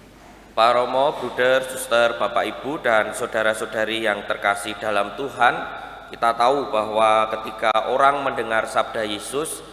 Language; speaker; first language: Indonesian; non-native, local second language; Javanese